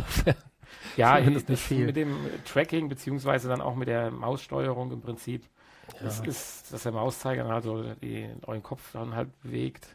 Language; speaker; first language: German; native; German